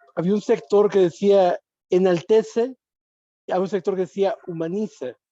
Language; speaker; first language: Spanish; native; Spanish